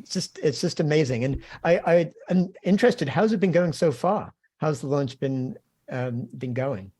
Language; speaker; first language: English; native; English